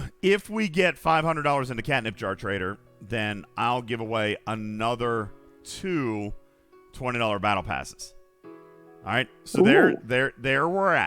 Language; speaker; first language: English; native; English